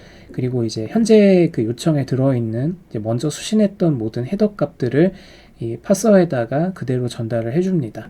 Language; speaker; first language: Korean; native; Korean